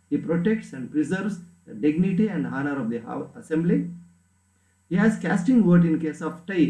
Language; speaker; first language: English; non-native, local second language; Kannada